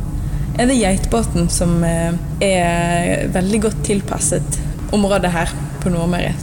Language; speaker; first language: Norwegian; native; Norwegian